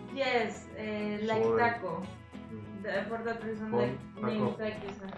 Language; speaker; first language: English; non-native, learner; Spanish